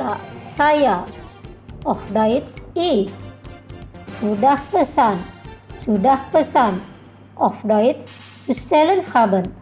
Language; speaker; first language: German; non-native, fluent; Indonesian